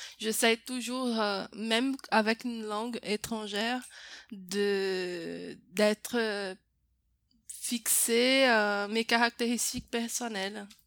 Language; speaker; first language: French; non-native, fluent; Portuguese